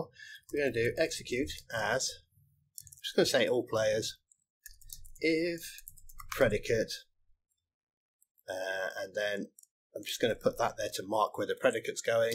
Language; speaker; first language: English; native; English